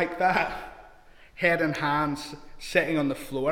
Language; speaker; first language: English; native; English